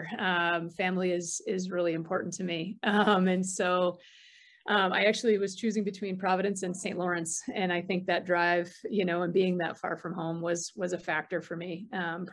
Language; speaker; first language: English; native; English